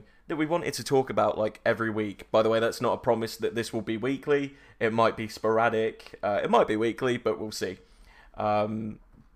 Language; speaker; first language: English; native; English